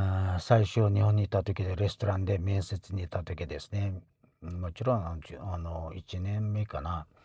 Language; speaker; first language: Japanese; non-native, fluent; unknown